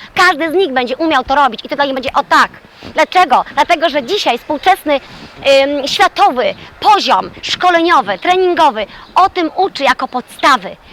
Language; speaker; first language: Polish; native; Polish